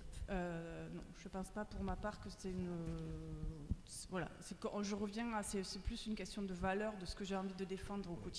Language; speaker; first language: French; native; French